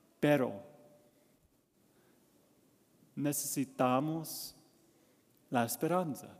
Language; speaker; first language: Spanish; non-native, learner; English